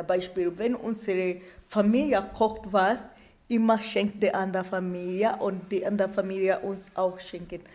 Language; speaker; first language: German; non-native, learner; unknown